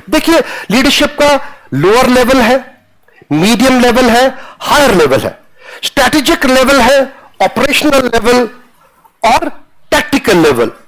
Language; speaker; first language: Hindi; non-native, local second language; Punjabi